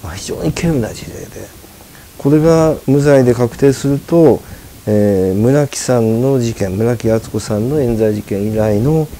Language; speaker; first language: Japanese; native; Japanese